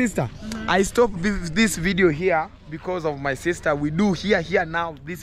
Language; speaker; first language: English; non-native, learner; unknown